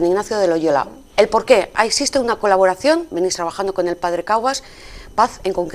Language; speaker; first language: Spanish; native; Spanish